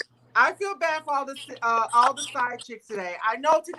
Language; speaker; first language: English; native; English